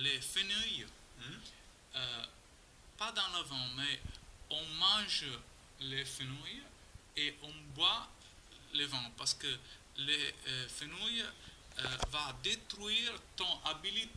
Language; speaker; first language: French; non-native, learner; Italian